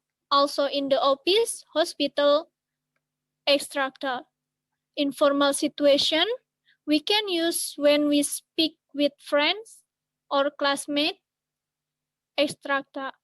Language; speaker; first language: English; non-native, learner; Indonesian